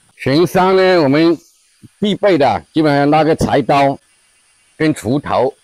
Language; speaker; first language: Chinese; native; Chinese